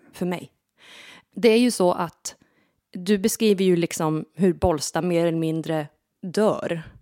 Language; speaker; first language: Swedish; native; Swedish